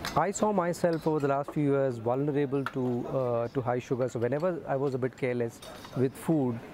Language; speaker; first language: English; non-native, local second language; Hindi